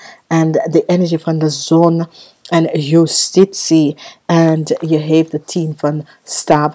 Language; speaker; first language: Dutch; non-native, fluent; English